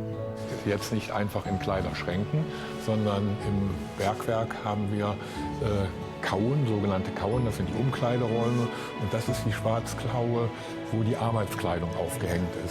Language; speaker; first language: German; native; German